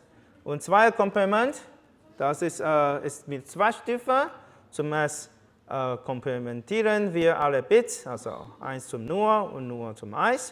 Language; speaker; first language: German; non-native, learner; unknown